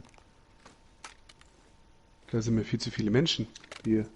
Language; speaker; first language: German; native; German